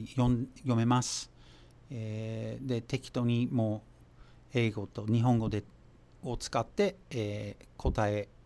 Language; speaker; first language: Japanese; non-native, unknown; English